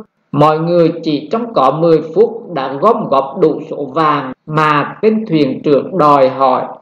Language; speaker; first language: Vietnamese; native; Vietnamese